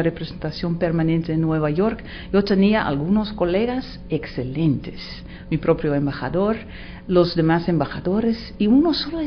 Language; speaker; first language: Spanish; non-native, fluent; Dutch